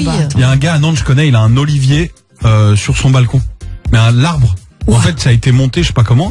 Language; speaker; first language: French; native; French